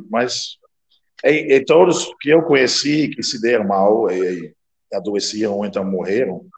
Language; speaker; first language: Portuguese; non-native, fluent; Dutch